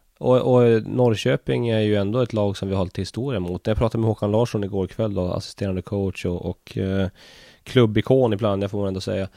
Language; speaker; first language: Swedish; native; Swedish